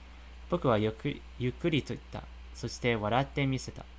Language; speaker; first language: Japanese; non-native, fluent; English